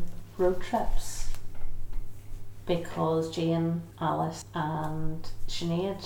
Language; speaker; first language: English; native; English